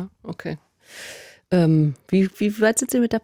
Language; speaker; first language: German; native; German